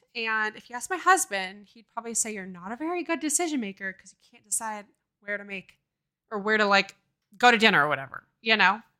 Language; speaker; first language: English; native; English